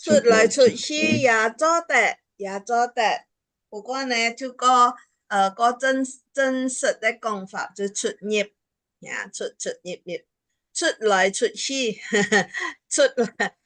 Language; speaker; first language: Chinese; early bilingual, heritage; Chinese